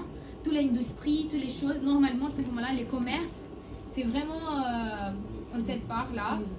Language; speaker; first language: French; non-native, learner; Portuguese